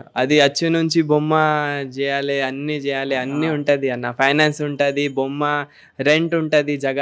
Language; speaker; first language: Telugu; non-native, local second language; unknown